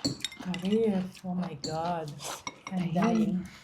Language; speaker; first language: English; non-native, fluent; Filipino